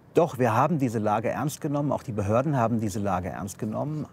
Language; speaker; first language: German; native; German